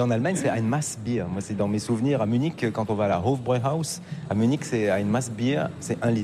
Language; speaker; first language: French; native; French